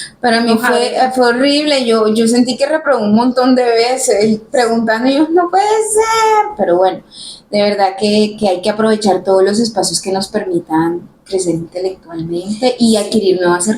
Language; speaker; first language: Spanish; native; Spanish